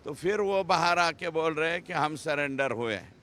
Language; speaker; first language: Hindi; non-native, local second language; Marathi